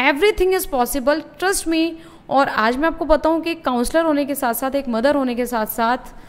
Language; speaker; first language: Hindi; native; Hindi